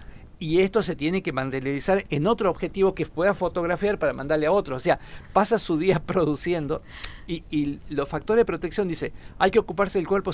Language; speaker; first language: Spanish; native; Spanish